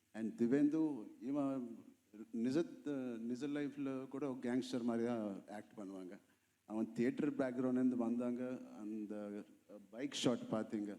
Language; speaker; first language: Tamil; non-native, local second language; Telugu